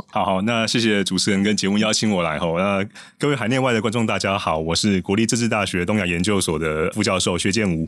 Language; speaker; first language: Chinese; native; Chinese